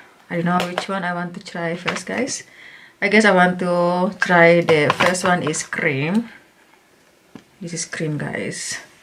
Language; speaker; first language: English; non-native, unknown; Indonesian